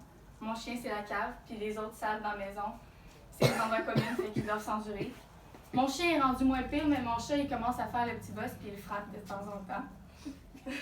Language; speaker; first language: French; native; French